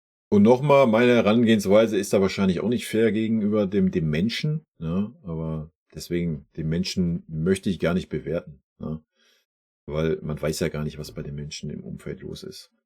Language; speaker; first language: German; native; German